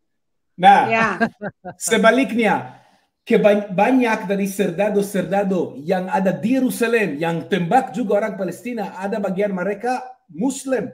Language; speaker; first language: Indonesian; non-native, fluent; Hebrew